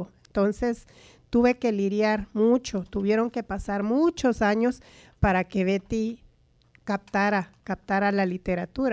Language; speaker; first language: Spanish; native; Spanish